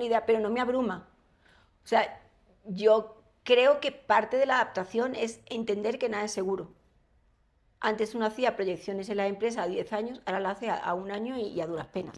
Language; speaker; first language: Spanish; native; Spanish